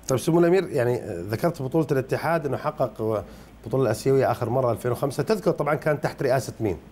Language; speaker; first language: Arabic; native; Arabic